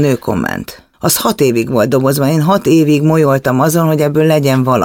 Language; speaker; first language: Hungarian; native; Hungarian